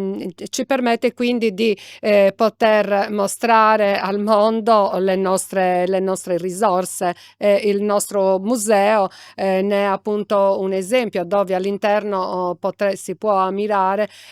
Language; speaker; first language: Italian; native; Italian